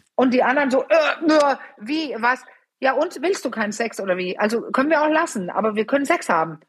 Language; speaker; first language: German; non-native, fluent; Danish